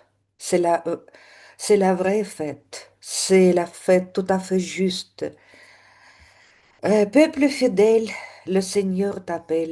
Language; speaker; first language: French; non-native, fluent; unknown